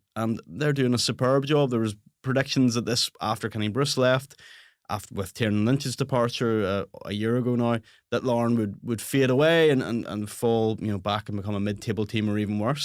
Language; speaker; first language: English; native; English